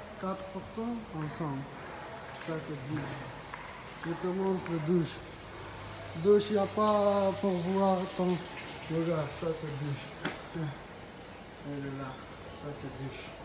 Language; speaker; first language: French; non-native, learner; Persian